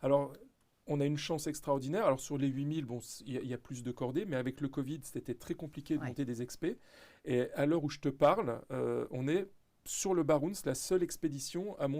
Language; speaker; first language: French; native; French